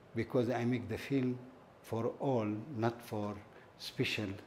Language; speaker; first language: English; non-native, learner; Arabic